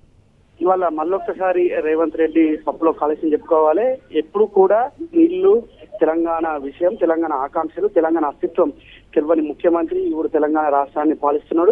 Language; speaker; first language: Telugu; native; Telugu